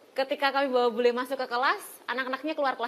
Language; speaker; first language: Indonesian; native; Indonesian